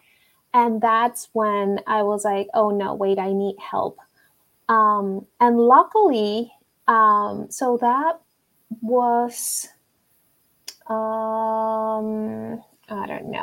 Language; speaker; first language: English; non-native, fluent; Spanish